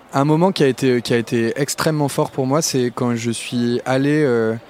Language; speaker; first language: French; native; French